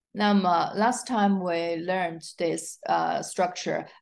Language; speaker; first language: English; non-native, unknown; Chinese